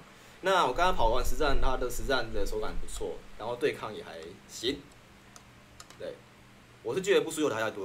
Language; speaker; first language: Chinese; native; Chinese